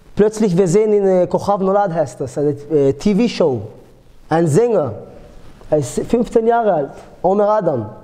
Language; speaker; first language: German; early bilingual, other home language; Georgian